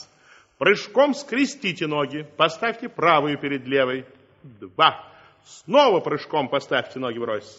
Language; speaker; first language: Russian; native; Russian